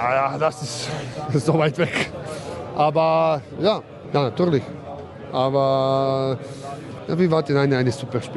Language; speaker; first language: German; non-native, learner; Croatian